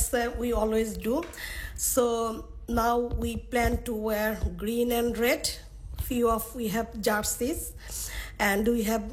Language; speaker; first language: English; non-native, local second language; Bangla